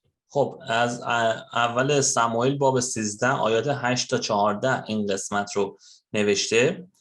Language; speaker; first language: Persian; native; Persian